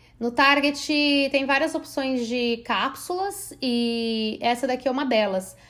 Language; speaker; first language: Portuguese; native; Portuguese